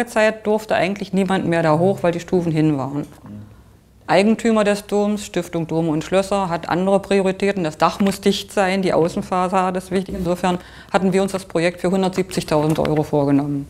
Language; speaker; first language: German; native; German